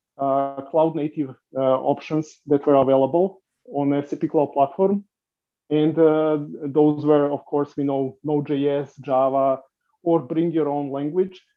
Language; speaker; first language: English; non-native, fluent; Serbian